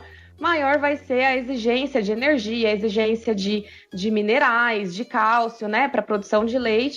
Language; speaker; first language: Portuguese; native; Portuguese